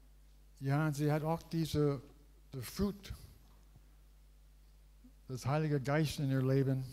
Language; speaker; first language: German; non-native, learner; English